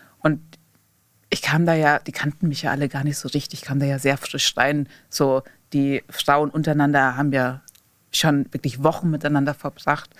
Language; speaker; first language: German; native; German